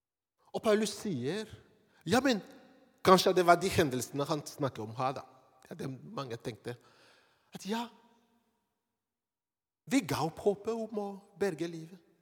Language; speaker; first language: Norwegian; non-native, fluent; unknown